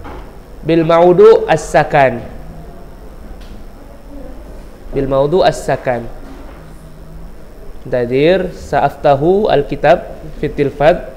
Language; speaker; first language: Arabic; non-native, fluent; Indonesian